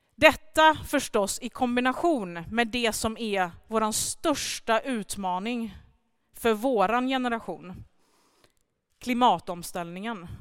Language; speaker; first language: Swedish; early bilingual, other home language; Persian